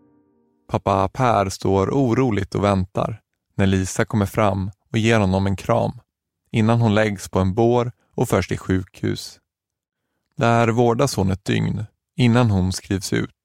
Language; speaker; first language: Swedish; native; Swedish